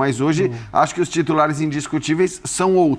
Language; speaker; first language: Portuguese; native; Portuguese